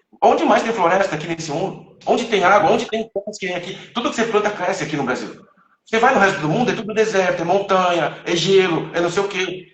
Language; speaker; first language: Portuguese; non-native, fluent; Chinese